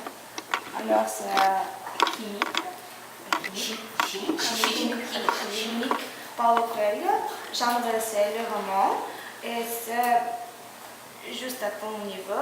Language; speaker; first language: French; non-native, learner; Ukrainian